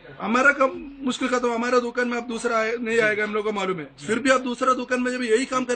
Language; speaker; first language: Hindi; non-native, local second language; Malayalam